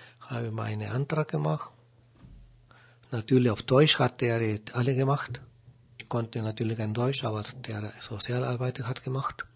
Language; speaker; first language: German; non-native, learner; Spanish